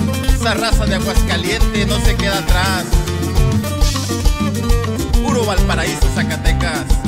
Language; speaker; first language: Spanish; native; Spanish